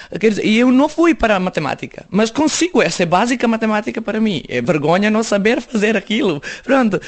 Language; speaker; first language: Portuguese; non-native, fluent; Serbian